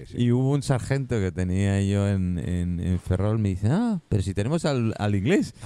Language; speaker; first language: Spanish; non-native, fluent; English